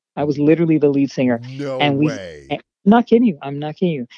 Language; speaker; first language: English; native; English